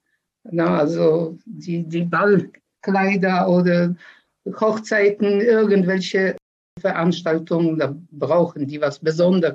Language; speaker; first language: German; early bilingual, other home language; Polish